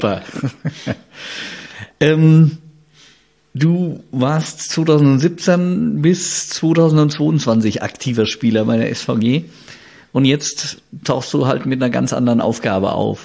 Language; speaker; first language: German; native; German